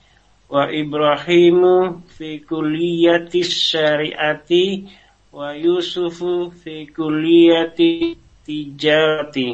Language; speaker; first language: Arabic; non-native, learner; Indonesian